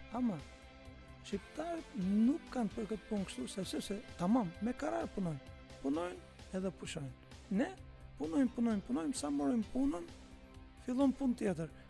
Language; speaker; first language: Albanian; non-native, fluent; Turkish